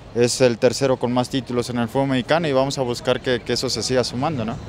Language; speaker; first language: Spanish; native; Spanish